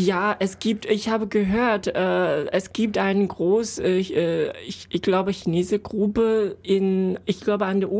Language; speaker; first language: German; non-native, learner; Chinese